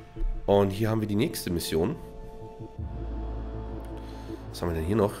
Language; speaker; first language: German; native; German